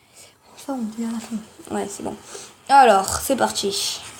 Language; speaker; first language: French; native; French